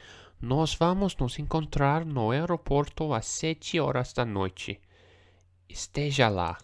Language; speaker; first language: Portuguese; non-native, learner; English